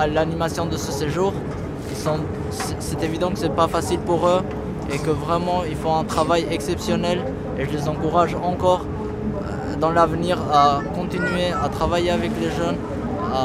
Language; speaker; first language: French; non-native, fluent; Albanian